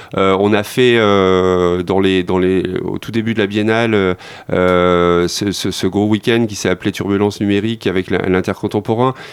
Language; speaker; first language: French; native; French